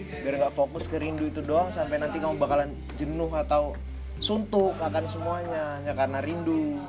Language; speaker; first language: Indonesian; native; Indonesian